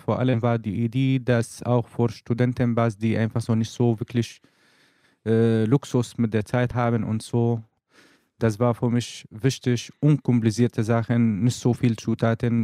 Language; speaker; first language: German; non-native, learner; Arabic